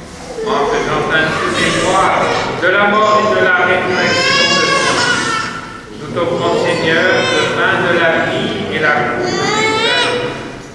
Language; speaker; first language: French; native; French